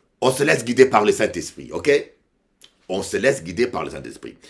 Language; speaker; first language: French; non-native, local second language; Lingala